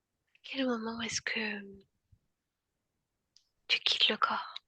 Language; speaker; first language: French; native; French